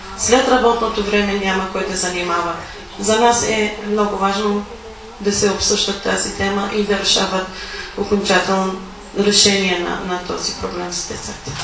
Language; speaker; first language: Bulgarian; non-native, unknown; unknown